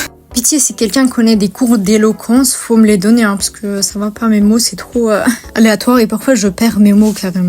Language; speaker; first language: French; native; French